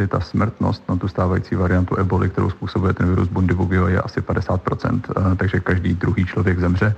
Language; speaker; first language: Czech; native; Czech